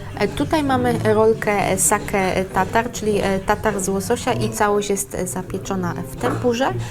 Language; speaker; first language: Polish; native; Polish